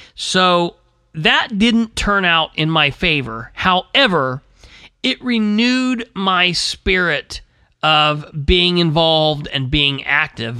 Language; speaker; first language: English; native; English